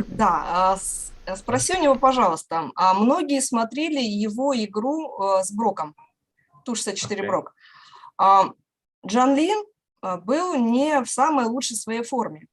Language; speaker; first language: Russian; native; Russian